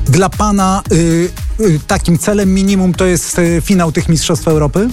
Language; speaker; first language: Polish; native; Polish